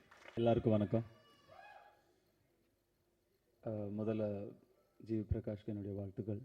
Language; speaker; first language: Tamil; native; Tamil